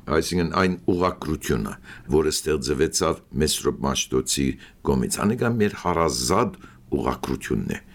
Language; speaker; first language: Armenian; early bilingual, heritage; Armenian